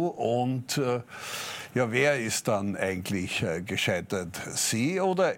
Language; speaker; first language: German; native; German